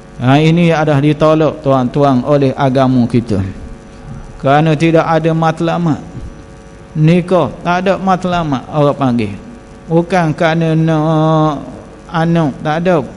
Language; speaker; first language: Malay; native; Malay